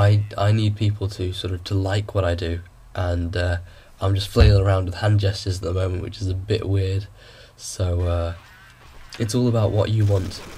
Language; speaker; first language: English; native; English